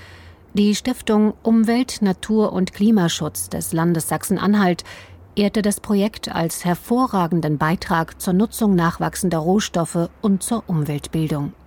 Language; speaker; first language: German; native; German